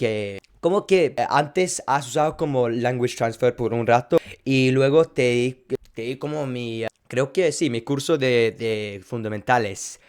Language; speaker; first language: Spanish; non-native, fluent; English